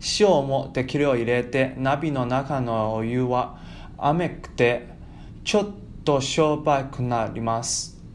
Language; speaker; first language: Japanese; non-native, learner; Chinese